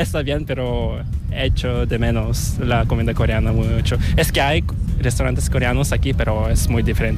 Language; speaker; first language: Spanish; non-native, fluent; Korean